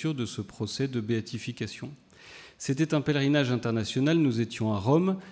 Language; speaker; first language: French; native; French